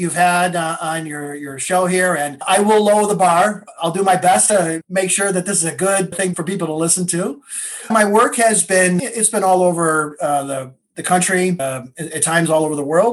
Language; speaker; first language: English; native; English